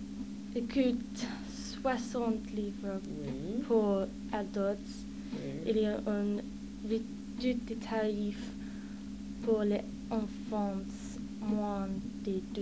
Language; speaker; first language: French; non-native, learner; English